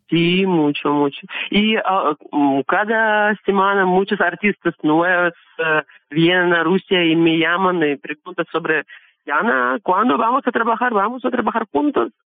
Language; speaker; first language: Spanish; non-native, learner; Russian